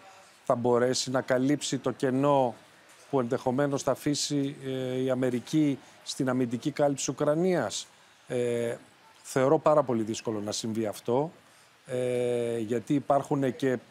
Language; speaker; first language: Greek; native; Greek